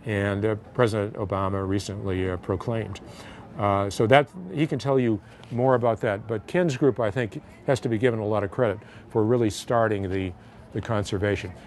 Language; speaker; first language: English; native; English